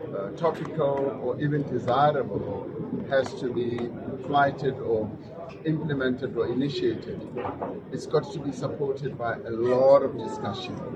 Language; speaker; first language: English; non-native, local second language; Venda